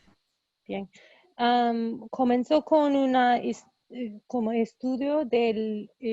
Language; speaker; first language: Spanish; early bilingual, heritage; Spanish